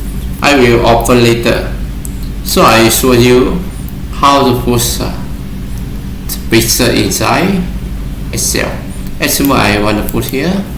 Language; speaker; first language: English; non-native, learner; Vietnamese